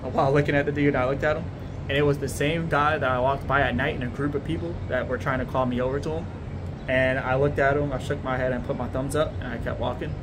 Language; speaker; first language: English; native; English